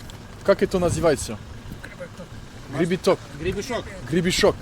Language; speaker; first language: Russian; non-native, learner; French